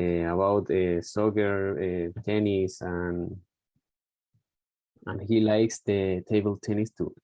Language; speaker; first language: English; non-native, learner; Spanish